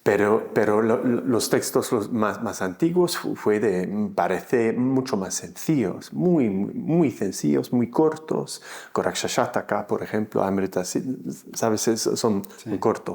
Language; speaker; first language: Spanish; non-native, fluent; English